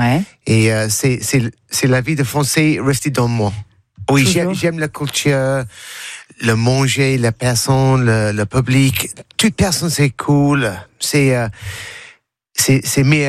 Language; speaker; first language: French; non-native, learner; English